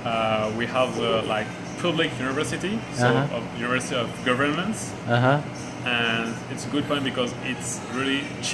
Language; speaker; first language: English; non-native, learner; French